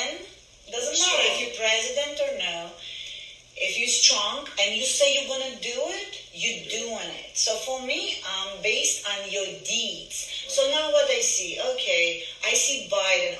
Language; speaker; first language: English; non-native, fluent; Ukrainian